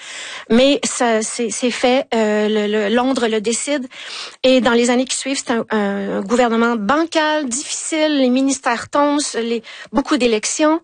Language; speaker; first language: French; native; French